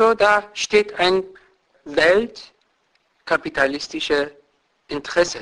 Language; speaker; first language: German; non-native, fluent; Persian